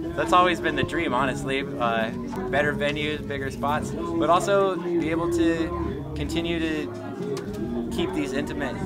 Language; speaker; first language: English; native; English